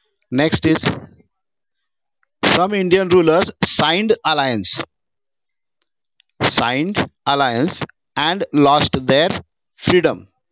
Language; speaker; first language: English; non-native, local second language; Marathi